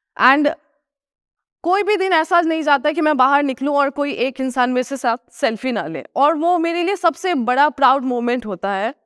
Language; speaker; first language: Hindi; non-native, local second language; Nepali